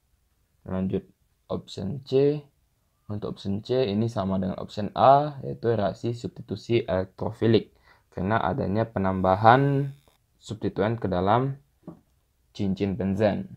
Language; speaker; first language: Indonesian; native; Indonesian